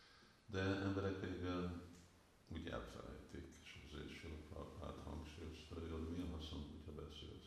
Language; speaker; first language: Hungarian; early bilingual, heritage; Hungarian